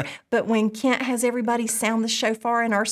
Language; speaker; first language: English; native; English